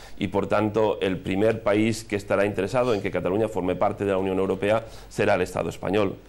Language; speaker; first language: Spanish; non-native, local second language; Catalan